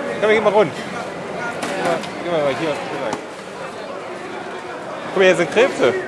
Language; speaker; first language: German; native; German